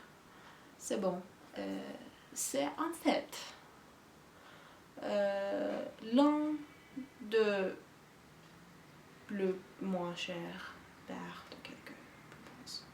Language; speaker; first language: French; non-native, learner; Turkish